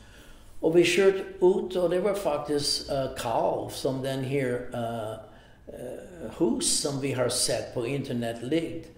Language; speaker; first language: Swedish; non-native, fluent; English